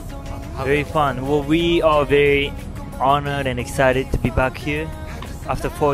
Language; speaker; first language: English; non-native, fluent; Japanese